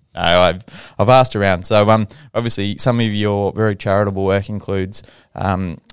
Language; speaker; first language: English; native; English